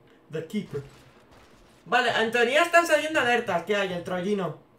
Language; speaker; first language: Spanish; native; Spanish